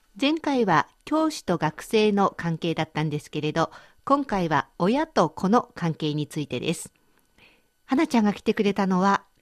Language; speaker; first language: Japanese; native; Japanese